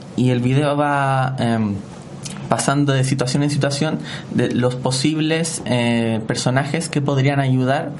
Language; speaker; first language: Spanish; native; Spanish